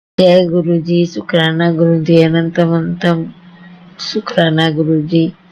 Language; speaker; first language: Hindi; early bilingual, heritage; Hindi